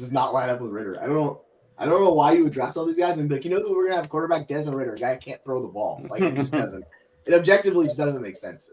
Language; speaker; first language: English; native; English